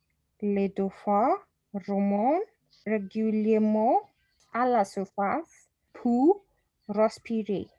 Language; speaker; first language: French; non-native, learner; English